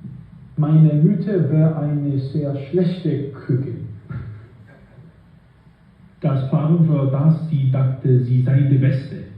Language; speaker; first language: German; non-native, learner; English